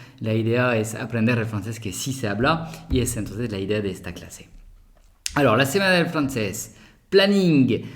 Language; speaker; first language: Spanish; non-native, fluent; French